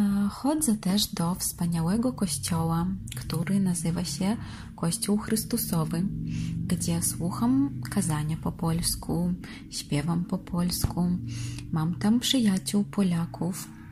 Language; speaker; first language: Polish; non-native, fluent; Russian